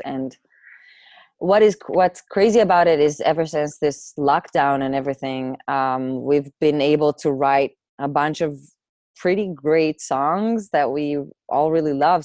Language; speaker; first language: English; non-native, fluent; Hebrew